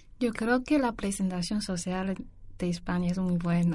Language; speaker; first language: Spanish; non-native, learner; Chinese